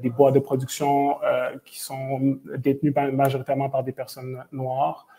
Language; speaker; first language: French; native; French